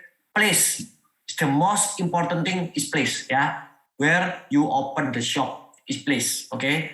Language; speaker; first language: English; non-native, learner; Indonesian